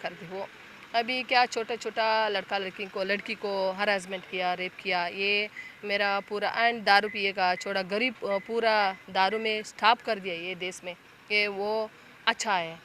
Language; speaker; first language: Hindi; non-native, local second language; Kannada